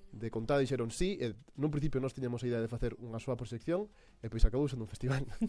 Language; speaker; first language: Galician; non-native, local second language; Spanish